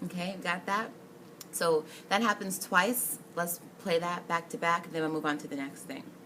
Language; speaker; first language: English; native; English